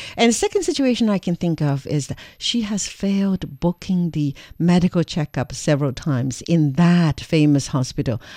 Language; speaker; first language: English; non-native, fluent; Chinese